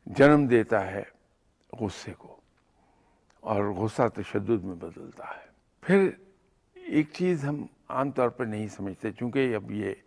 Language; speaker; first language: Urdu; native; Urdu